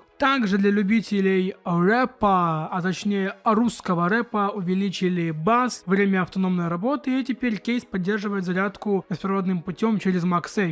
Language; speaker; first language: Russian; native; Russian